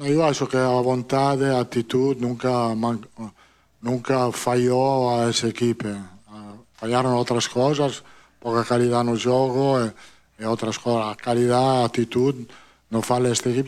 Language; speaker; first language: Portuguese; non-native, fluent; Italian